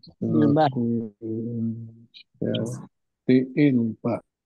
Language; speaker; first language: Arabic; non-native, learner; Indonesian